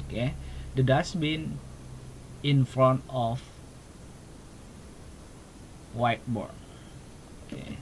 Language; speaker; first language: English; non-native, learner; Indonesian